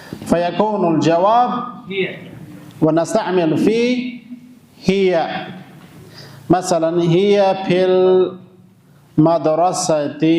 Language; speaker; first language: Arabic; non-native, fluent; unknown